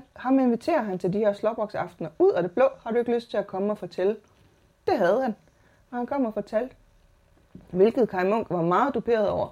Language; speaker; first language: Danish; native; Danish